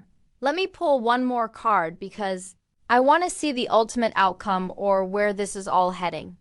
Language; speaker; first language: English; native; English